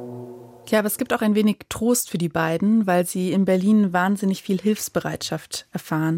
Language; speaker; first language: German; native; German